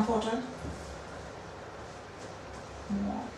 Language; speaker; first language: English; non-native, learner; Russian